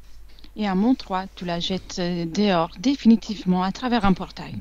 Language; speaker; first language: French; non-native, fluent; Italian